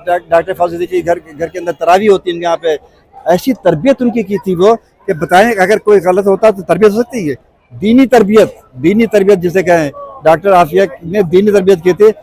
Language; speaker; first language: Urdu; native; Urdu